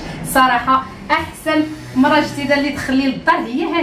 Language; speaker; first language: Arabic; native; Arabic